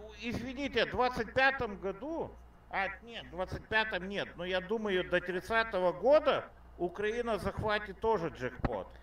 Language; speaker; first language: Russian; non-native, local second language; Lithuanian